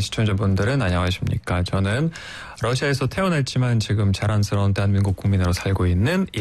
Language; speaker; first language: Korean; non-native, fluent; Russian